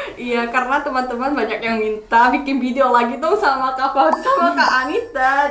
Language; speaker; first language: Indonesian; non-native, fluent; Korean